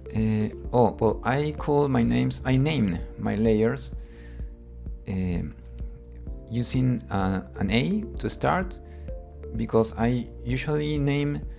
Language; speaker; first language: English; non-native, fluent; Spanish